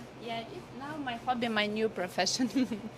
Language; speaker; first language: English; non-native, learner; Ukrainian